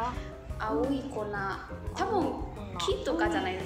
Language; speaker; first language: Japanese; non-native, fluent; Burmese